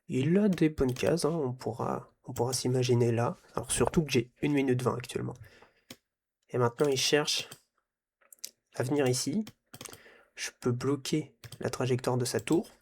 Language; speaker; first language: French; native; French